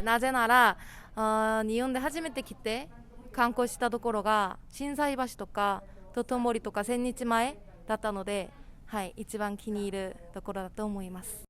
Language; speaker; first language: Japanese; non-native, fluent; Korean